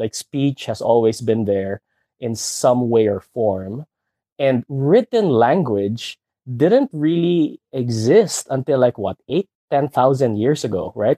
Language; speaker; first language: English; non-native, local second language; Filipino